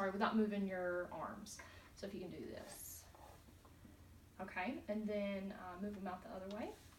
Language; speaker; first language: English; native; English